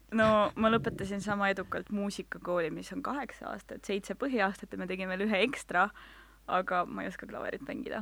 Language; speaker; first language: Estonian; non-native, local second language; Russian